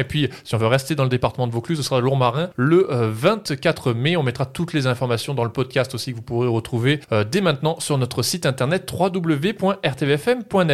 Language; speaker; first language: French; native; French